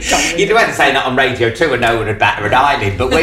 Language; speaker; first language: English; native; English